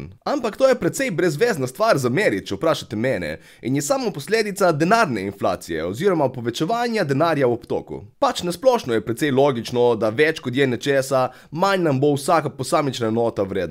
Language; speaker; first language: Slovenian; native; Slovenian